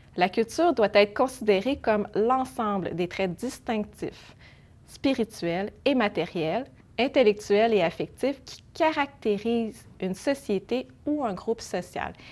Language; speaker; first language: French; early bilingual, other home language; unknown